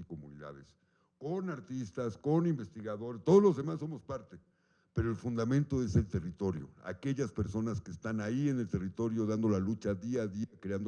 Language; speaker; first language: Spanish; native; Spanish